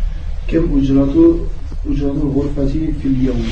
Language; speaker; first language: Arabic; non-native, learner; French